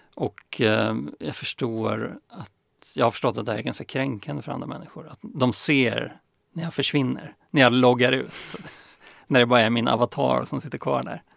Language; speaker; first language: Swedish; native; Swedish